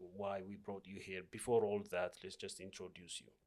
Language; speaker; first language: English; non-native, local second language; Amharic